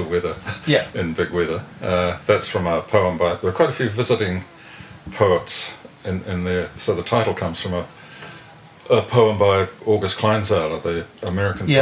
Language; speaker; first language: English; native; English